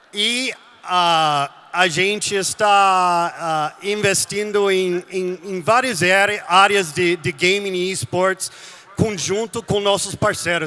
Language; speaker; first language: Portuguese; non-native, fluent; English